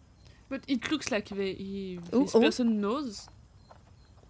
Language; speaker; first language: English; non-native, fluent; French